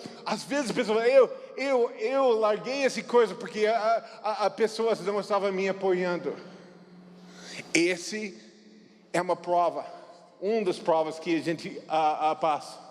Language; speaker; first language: Portuguese; non-native, fluent; English